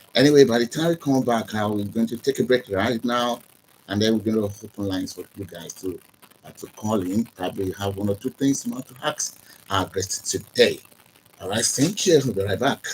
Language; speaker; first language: English; non-native, local second language; Yoruba